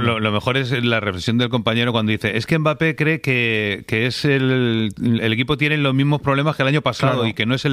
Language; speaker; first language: Spanish; native; Spanish